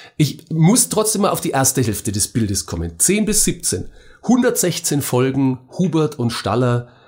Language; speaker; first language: German; native; German